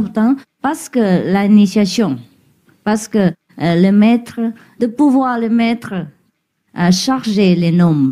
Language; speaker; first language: French; non-native, learner; Vietnamese